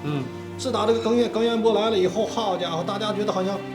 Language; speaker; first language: Chinese; native; Chinese